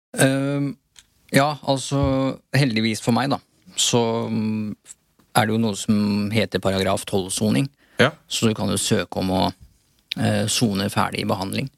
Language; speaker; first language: Norwegian; early bilingual, other home language; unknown